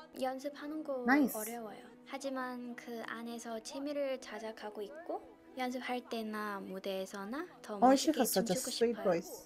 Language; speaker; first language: Korean; non-native, learner; Thai